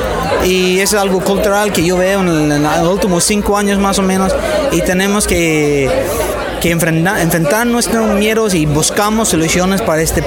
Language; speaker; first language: Spanish; non-native, fluent; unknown